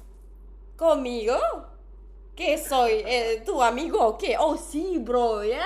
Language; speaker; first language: Spanish; non-native, learner; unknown